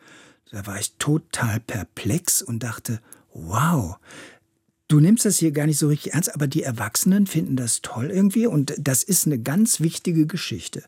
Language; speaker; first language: German; native; German